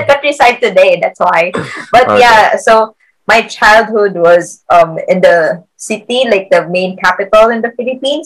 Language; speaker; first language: English; non-native, local second language; Filipino